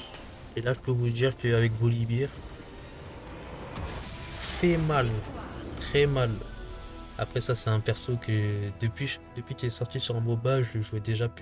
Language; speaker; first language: French; native; French